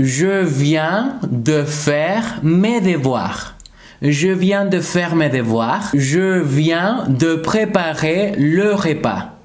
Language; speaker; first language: French; non-native, fluent; Spanish